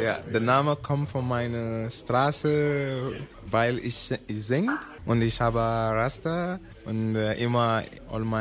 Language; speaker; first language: German; non-native, learner; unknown